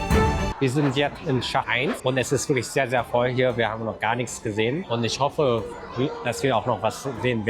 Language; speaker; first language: German; native; German